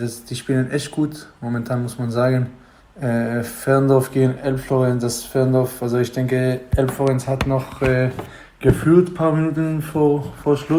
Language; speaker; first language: German; non-native, fluent; Hebrew